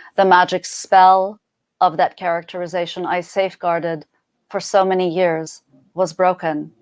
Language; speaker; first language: English; early bilingual, other home language; Persian